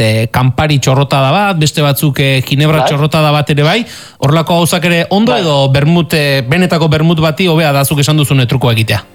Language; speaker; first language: Basque; native; Basque